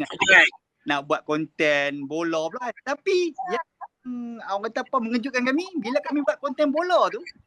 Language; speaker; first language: Malay; native; Malay